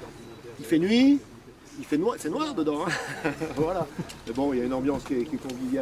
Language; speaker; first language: French; native; French